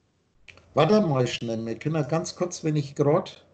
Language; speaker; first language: German; native; German